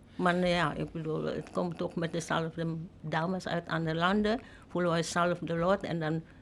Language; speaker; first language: Dutch; non-native, fluent; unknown